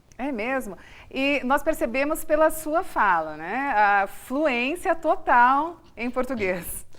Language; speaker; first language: Portuguese; native; Portuguese